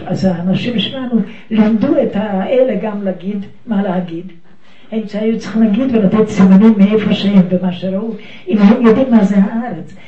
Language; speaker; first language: Hebrew; non-native, fluent; Yiddish